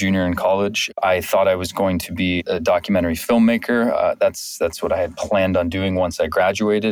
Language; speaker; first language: English; native; English